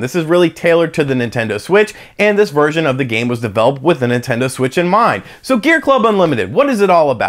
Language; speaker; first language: English; native; English